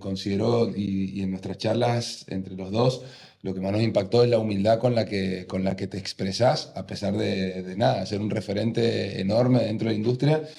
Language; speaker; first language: Spanish; native; Spanish